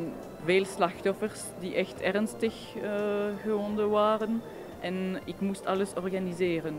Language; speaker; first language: Dutch; non-native, local second language; French